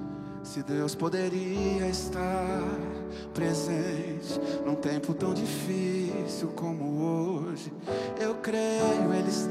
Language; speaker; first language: Portuguese; native; Portuguese